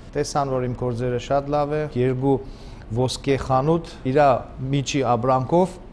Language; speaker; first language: Armenian; native; Armenian